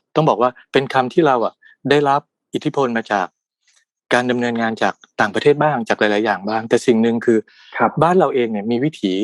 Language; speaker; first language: Thai; native; Thai